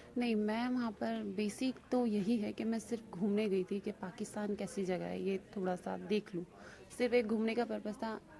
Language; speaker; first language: Hindi; native; Hindi